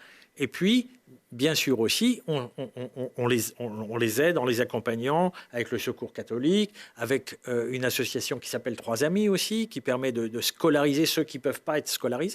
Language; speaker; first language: French; native; French